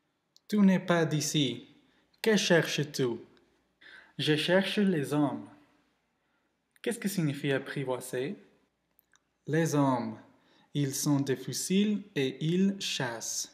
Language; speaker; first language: French; non-native, learner; Spanish